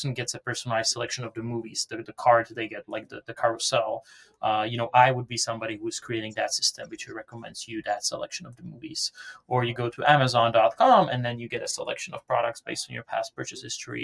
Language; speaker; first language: English; non-native, fluent; Czech